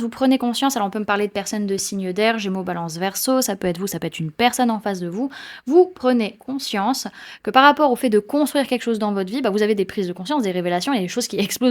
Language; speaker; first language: French; native; French